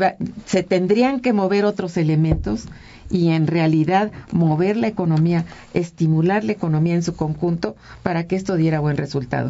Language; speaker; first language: Spanish; native; Spanish